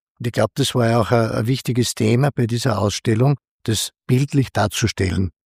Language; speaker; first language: German; native; German